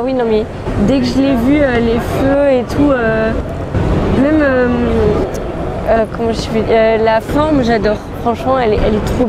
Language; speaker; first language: French; native; French